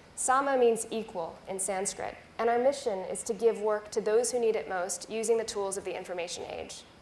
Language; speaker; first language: English; native; English